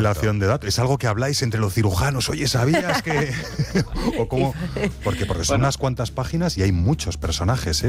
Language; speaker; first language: Spanish; native; Spanish